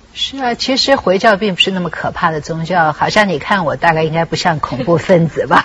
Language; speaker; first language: Chinese; native; Chinese